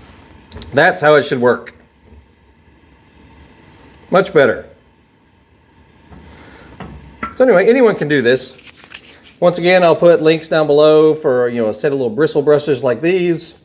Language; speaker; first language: English; native; English